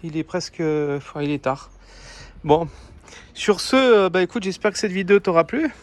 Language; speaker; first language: French; native; French